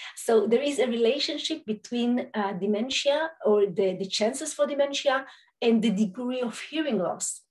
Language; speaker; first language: English; non-native, fluent; Hebrew